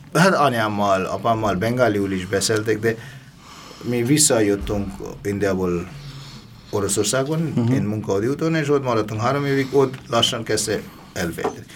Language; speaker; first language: Hungarian; non-native, fluent; Bangla